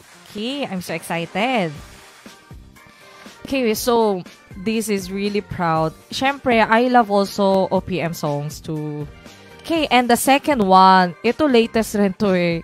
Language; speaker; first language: English; non-native, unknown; Korean